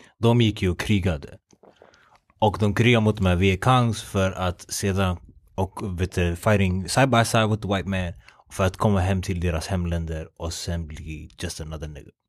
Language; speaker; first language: Swedish; early bilingual, other home language; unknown